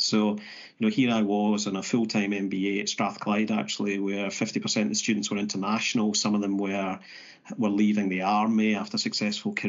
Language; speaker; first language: English; native; English